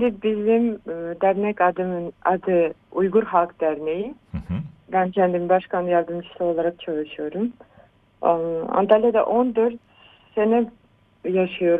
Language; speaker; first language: Turkish; non-native, fluent; Uyghur